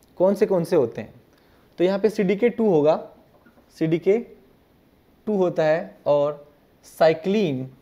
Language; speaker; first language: Hindi; non-native, local second language; Gujarati